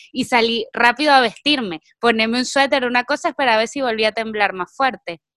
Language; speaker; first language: Spanish; native; Spanish